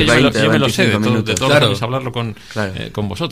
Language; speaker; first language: Spanish; native; Spanish